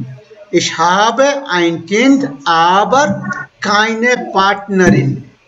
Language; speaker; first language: German; non-native, fluent; Hindi